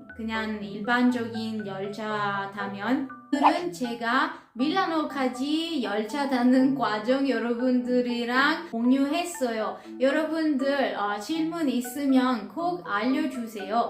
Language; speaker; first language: Korean; non-native, fluent; Italian